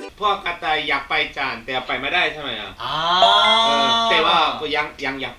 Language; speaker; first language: Thai; non-native, learner; Korean